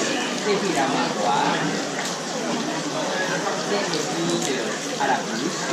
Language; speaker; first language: French; non-native, learner; Japanese